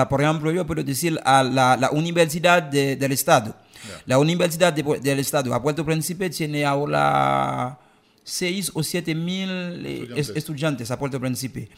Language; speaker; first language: Spanish; non-native, learner; Haitian Creole